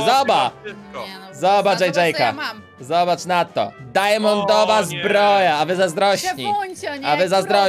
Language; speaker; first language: Polish; native; Polish